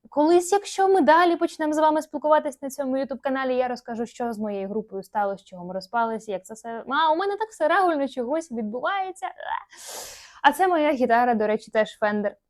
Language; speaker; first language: Ukrainian; non-native, local second language; Russian